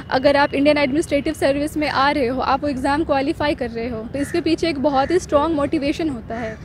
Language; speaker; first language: Hindi; native; Hindi